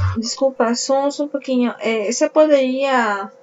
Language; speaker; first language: Portuguese; non-native, fluent; Spanish